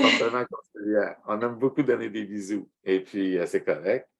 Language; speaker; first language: French; native; French